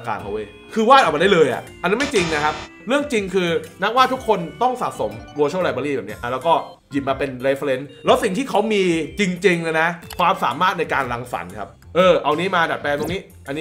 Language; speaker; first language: Thai; native; Thai